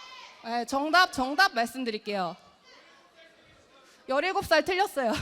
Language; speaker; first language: Korean; native; Korean